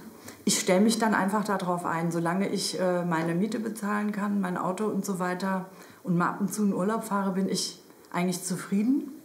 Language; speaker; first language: German; native; German